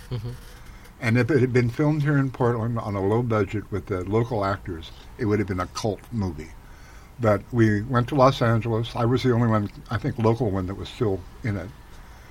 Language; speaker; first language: English; native; English